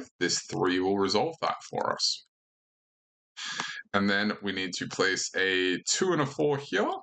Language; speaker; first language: English; native; English